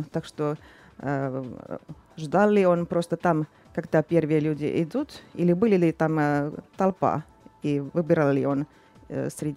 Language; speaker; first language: Russian; non-native, fluent; Finnish